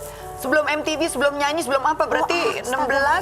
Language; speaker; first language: Indonesian; native; Indonesian